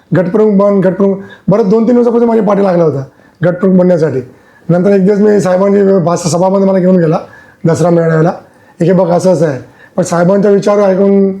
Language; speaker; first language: Marathi; non-native, local second language; Gujarati